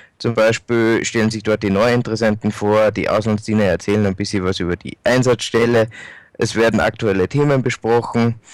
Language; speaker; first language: German; native; German